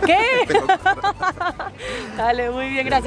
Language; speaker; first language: Spanish; native; Spanish